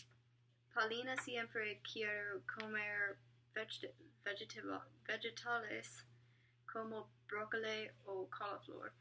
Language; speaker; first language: Spanish; non-native, learner; English